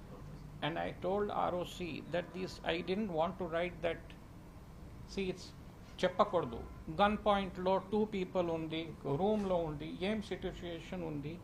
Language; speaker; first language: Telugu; early bilingual, heritage; Telugu